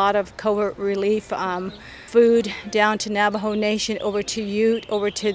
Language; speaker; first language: English; native; English